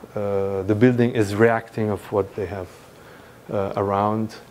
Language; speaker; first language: English; non-native, fluent; Italian